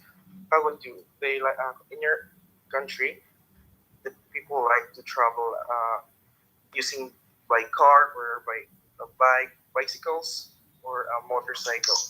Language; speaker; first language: English; non-native, learner; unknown